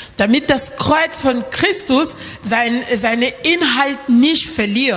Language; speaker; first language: German; non-native, learner; French